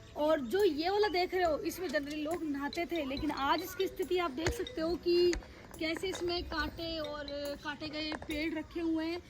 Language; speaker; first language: Hindi; native; Hindi